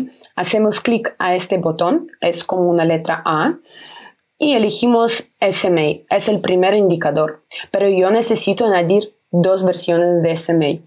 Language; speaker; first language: Spanish; non-native, fluent; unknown